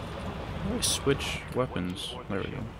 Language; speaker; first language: English; native; English